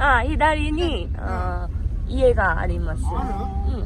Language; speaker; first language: Japanese; non-native, learner; Korean